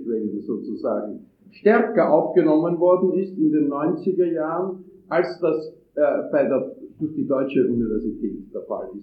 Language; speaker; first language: German; non-native, fluent; Italian